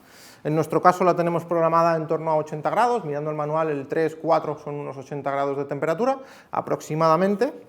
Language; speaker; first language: Spanish; native; Spanish